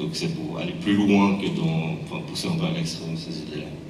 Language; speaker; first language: French; native; French